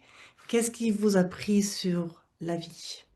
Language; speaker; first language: French; non-native, fluent; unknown